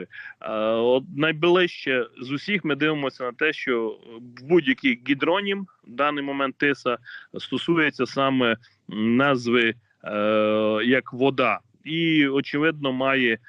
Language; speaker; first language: Ukrainian; native; Ukrainian